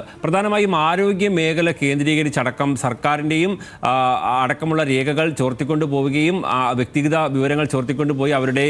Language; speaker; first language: Malayalam; native; Malayalam